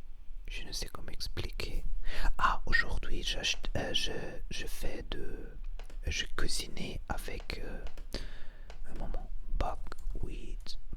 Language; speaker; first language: French; non-native, learner; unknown